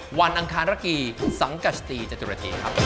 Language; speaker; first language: Thai; native; Thai